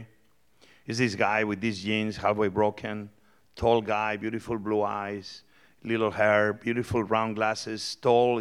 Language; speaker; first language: English; non-native, fluent; Spanish